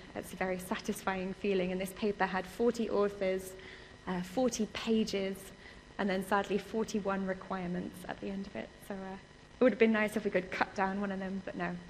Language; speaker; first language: English; native; English